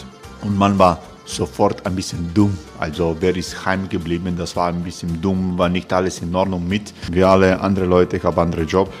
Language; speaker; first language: German; non-native, fluent; Croatian